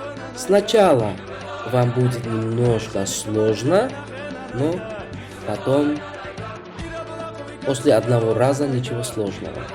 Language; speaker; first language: Russian; non-native, fluent; Georgian